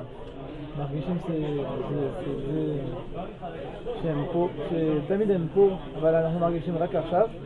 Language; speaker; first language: Hebrew; non-native, learner; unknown